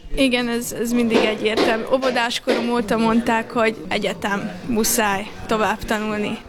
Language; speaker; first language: Hungarian; native; Hungarian